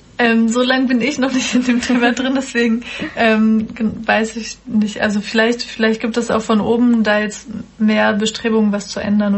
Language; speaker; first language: German; native; German